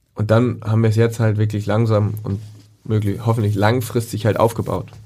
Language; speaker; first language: German; native; German